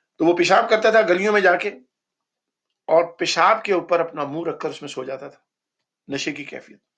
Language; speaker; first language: Urdu; native; Urdu